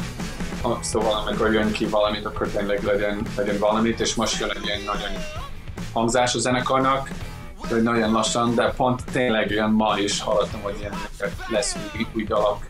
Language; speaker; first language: Hungarian; non-native, fluent; English